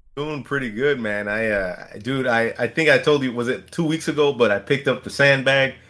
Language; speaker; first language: English; native; English